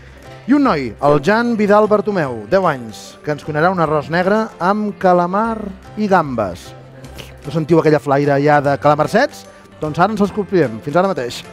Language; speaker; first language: Catalan; native; Catalan